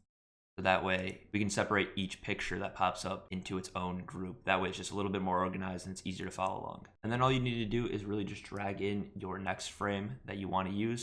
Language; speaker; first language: English; native; English